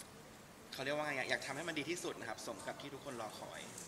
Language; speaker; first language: Thai; native; Thai